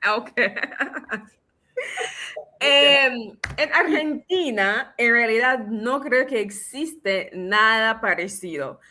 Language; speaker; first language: Spanish; non-native, fluent; English